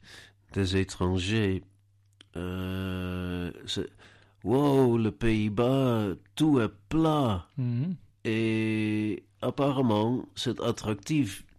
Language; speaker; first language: French; non-native, learner; Dutch